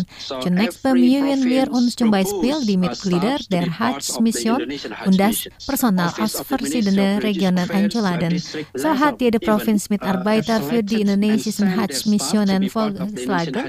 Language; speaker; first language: German; non-native, fluent; Indonesian